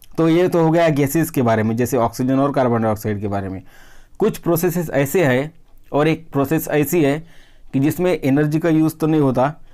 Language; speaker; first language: Hindi; non-native, local second language; Marathi